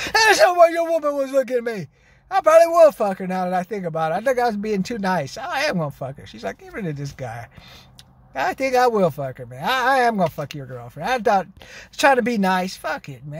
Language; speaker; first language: English; native; English